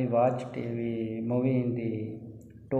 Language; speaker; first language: English; non-native, learner; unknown